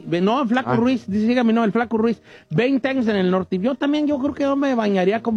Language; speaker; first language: Spanish; native; Spanish